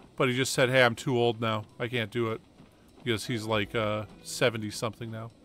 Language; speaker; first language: English; native; English